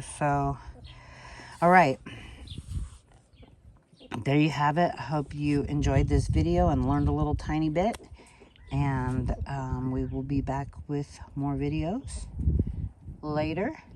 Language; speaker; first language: English; native; English